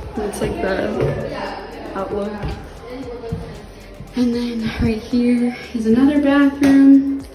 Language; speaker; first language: English; native; English